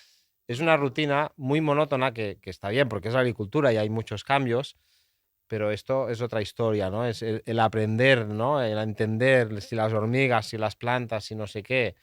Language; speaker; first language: Spanish; native; Spanish